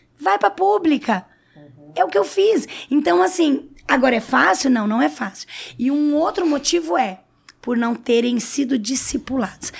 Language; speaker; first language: Portuguese; native; Portuguese